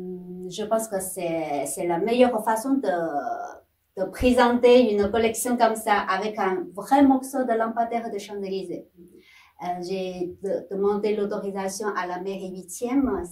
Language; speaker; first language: French; non-native, fluent; Chinese